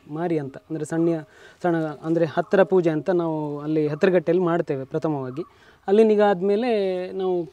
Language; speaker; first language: Kannada; non-native, local second language; Marathi